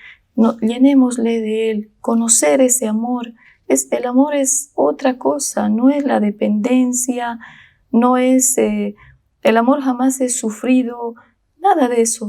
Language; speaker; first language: Spanish; native; Spanish